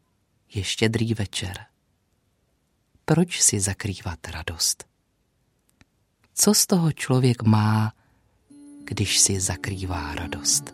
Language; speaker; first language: Czech; native; Czech